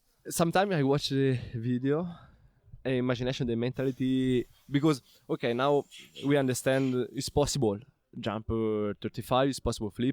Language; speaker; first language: English; non-native, learner; Italian